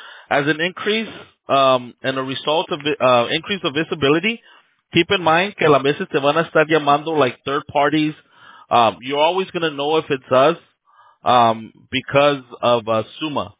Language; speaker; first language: English; early bilingual, other home language; Spanish